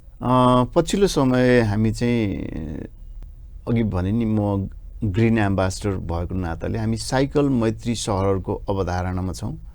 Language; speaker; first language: Nepali; native; Nepali